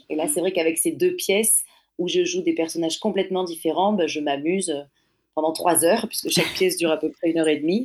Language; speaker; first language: French; native; French